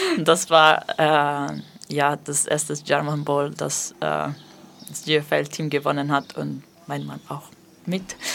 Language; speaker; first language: German; non-native, fluent; Italian